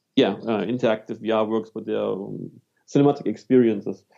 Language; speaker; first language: English; non-native, fluent; German